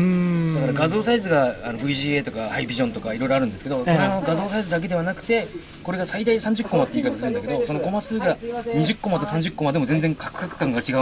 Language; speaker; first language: Japanese; native; Japanese